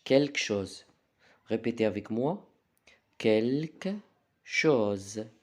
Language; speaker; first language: French; non-native, local second language; Arabic